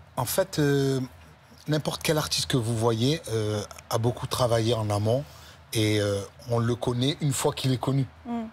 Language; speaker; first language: French; native; French